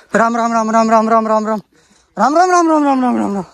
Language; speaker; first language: Hindi; non-native, local second language; Marathi